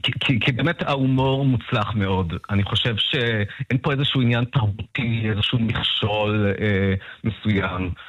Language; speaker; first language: Hebrew; early bilingual, other home language; Russian